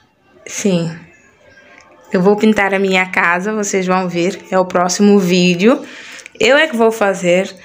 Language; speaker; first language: Portuguese; non-native, local second language; Kabuverdianu